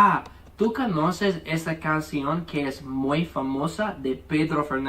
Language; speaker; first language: Spanish; early bilingual, heritage; English